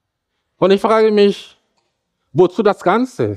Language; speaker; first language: German; non-native, fluent; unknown